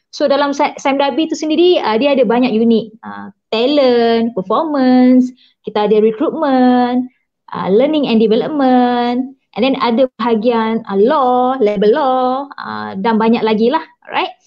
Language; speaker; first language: Malay; native; Malay